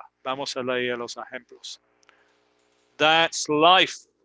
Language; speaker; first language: Spanish; non-native, fluent; English